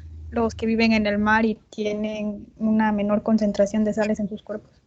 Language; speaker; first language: Spanish; native; Spanish